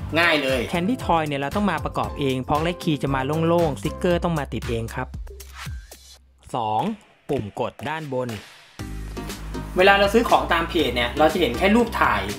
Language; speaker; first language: Thai; native; Thai